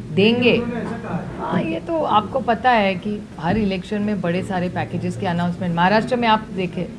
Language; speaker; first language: Hindi; non-native, local second language; Marathi